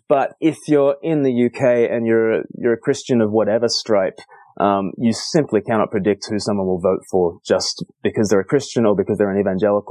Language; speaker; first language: English; native; English